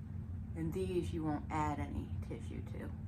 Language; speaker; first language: English; native; English